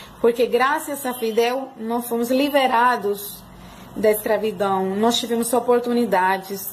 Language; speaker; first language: Portuguese; non-native, fluent; Spanish